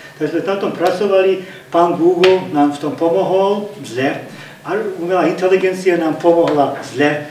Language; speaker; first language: Slovak; early bilingual, heritage; Slovak